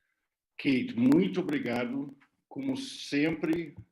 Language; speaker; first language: Portuguese; non-native, fluent; English